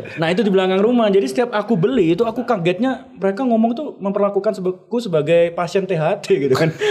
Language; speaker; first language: Indonesian; native; Indonesian